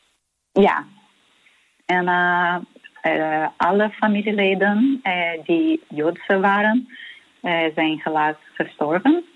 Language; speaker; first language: Dutch; non-native, learner; Portuguese